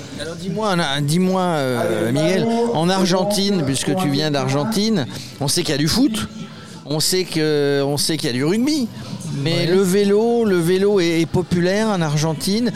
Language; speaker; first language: French; native; French